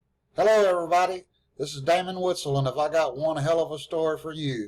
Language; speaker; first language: English; native; English